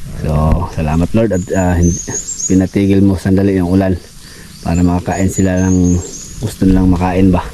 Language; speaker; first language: Filipino; non-native, local second language; Cebuano